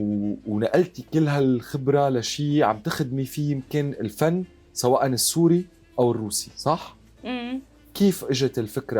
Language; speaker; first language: Arabic; native; Arabic